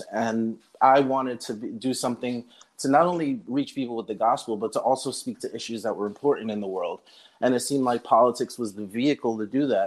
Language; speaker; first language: English; native; English